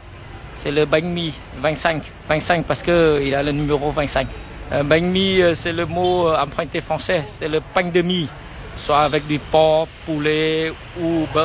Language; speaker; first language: French; non-native, fluent; Vietnamese